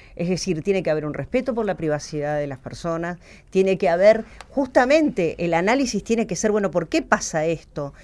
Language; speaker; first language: Spanish; native; Spanish